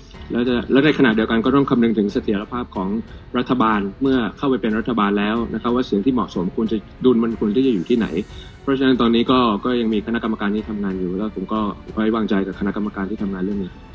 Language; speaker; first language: Thai; native; Thai